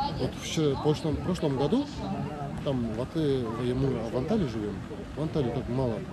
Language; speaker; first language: Russian; non-native, local second language; Kazakh